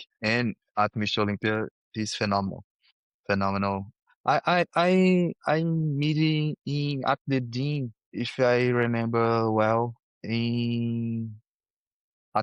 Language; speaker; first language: English; non-native, learner; Portuguese